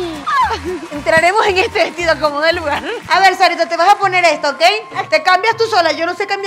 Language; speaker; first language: Spanish; native; Spanish